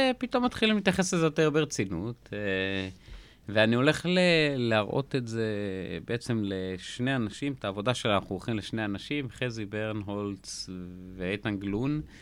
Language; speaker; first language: Hebrew; native; Hebrew